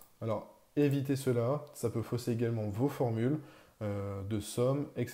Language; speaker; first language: French; native; French